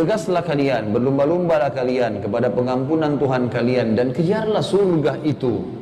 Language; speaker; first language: Indonesian; native; Indonesian